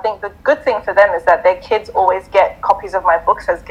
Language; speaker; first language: English; native; English